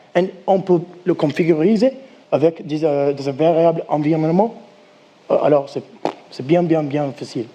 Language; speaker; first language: French; non-native, learner; English